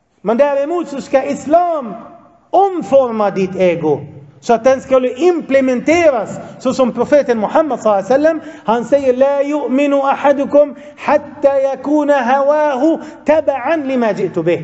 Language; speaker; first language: Swedish; non-native, fluent; Arabic